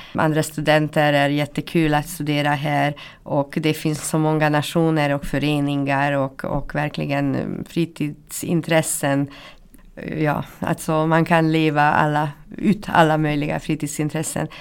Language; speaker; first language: Swedish; non-native, fluent; Hungarian